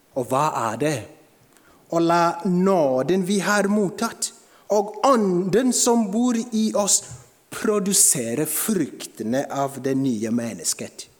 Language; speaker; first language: Norwegian; non-native, fluent; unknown